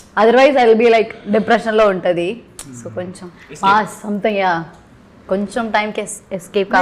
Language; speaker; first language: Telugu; non-native, learner; Malayalam